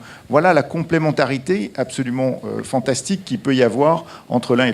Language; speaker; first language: French; native; French